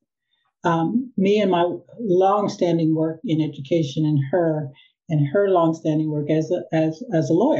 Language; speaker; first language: English; native; English